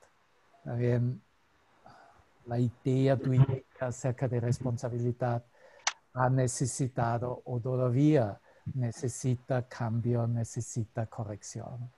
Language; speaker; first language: Spanish; non-native, fluent; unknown